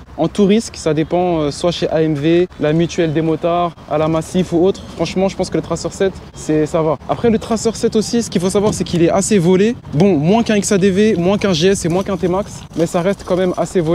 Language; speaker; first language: French; native; French